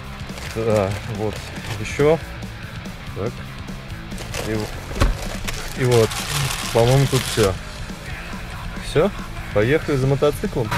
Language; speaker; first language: Russian; native; Russian